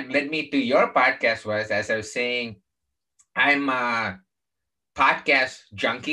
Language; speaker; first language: English; non-native, local second language; Tamil